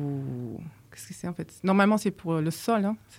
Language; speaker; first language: French; non-native, fluent; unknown